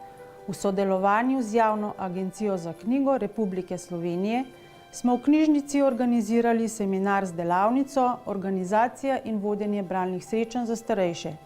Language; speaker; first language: Slovenian; native; Slovenian